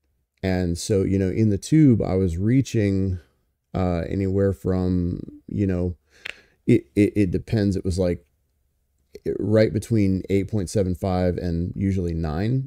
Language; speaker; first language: English; native; English